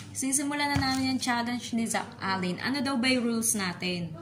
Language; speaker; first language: Filipino; native; Filipino